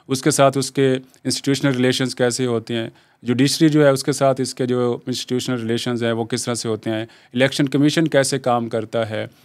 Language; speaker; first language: Urdu; native; Urdu